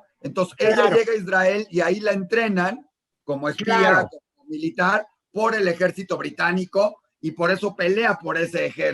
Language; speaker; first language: Spanish; native; Spanish